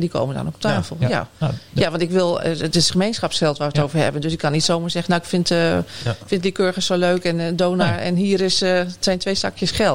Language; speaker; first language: Dutch; native; Dutch